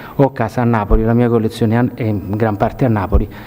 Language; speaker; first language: Italian; native; Italian